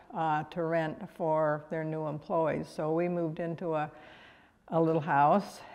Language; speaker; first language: English; native; English